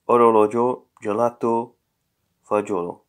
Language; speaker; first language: Italian; non-native, learner; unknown